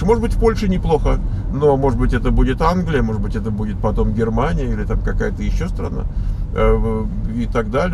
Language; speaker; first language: Russian; native; Russian